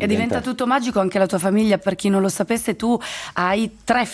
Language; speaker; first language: Italian; native; Italian